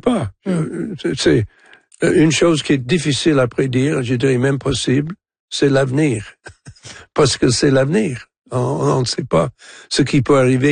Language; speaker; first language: French; non-native, local second language; English